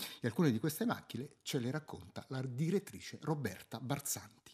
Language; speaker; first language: Italian; native; Italian